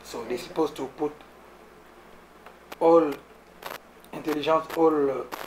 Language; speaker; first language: English; non-native, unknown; Lingala